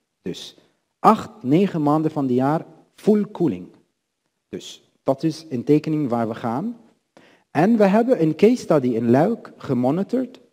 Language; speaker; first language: Dutch; non-native, fluent; Arabic